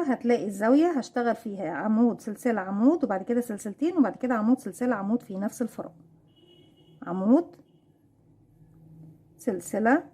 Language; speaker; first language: Arabic; native; Arabic